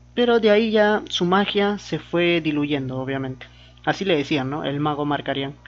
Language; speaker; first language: Spanish; native; Spanish